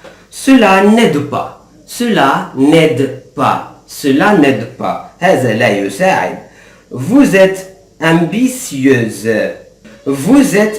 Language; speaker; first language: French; non-native, fluent; Arabic